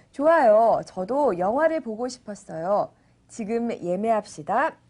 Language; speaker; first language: Korean; native; Korean